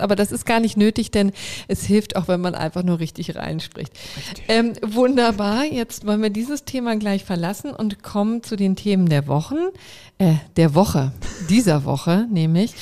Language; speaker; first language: German; native; German